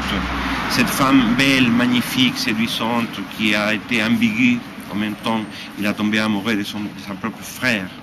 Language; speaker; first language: French; non-native, fluent; Spanish